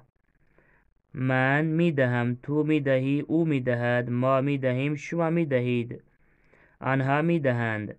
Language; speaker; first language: Persian; non-native, fluent; Urdu